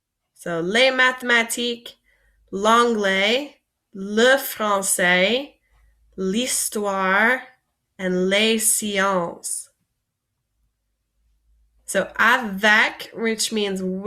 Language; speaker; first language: French; non-native, fluent; English